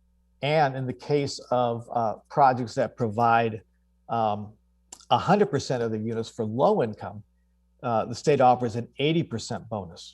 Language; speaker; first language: English; native; English